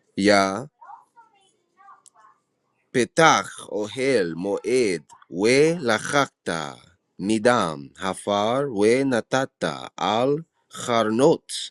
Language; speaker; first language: Hebrew; non-native, learner; English